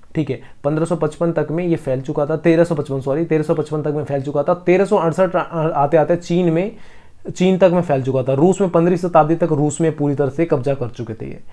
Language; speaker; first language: Hindi; native; Hindi